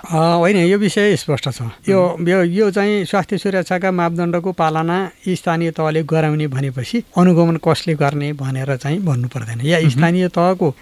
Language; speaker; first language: Nepali; native; Nepali